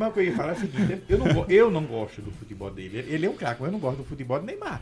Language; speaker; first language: Portuguese; native; Portuguese